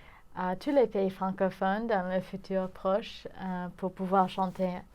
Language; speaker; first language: French; non-native, fluent; English